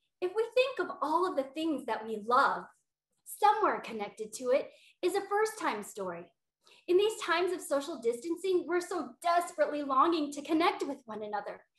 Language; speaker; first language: English; native; English